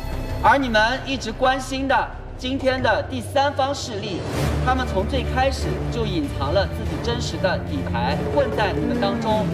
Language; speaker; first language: Chinese; native; Chinese